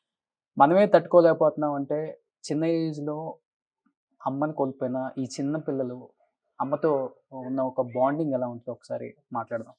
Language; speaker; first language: Telugu; native; Telugu